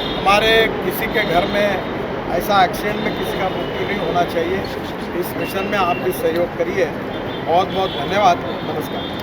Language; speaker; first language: Hindi; non-native, local second language; Marathi